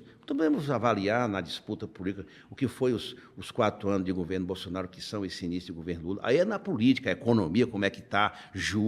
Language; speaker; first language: Portuguese; native; Portuguese